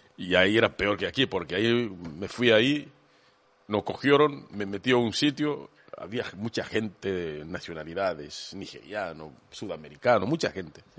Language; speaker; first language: Spanish; non-native, fluent; Swahili